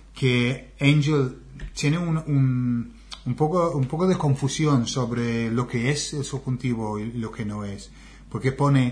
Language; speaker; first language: Spanish; non-native, fluent; English